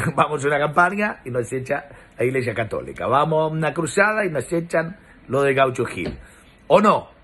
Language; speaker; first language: Spanish; non-native, fluent; Persian